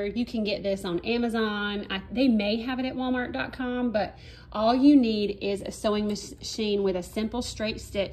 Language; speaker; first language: English; native; English